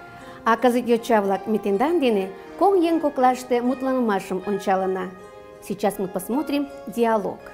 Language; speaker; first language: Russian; non-native, local second language; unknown